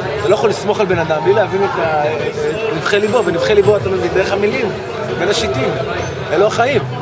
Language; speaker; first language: Hebrew; native; Hebrew